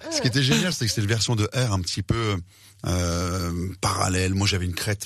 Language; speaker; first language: French; native; French